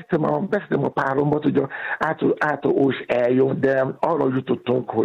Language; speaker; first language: Hungarian; non-native, learner; Yoruba